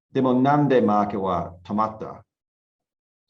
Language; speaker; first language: Japanese; non-native, learner; English